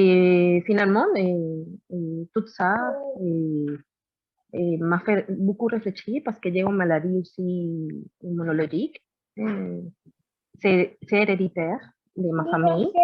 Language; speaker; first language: French; non-native, learner; Spanish